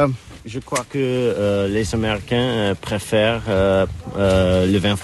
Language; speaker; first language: French; non-native, learner; English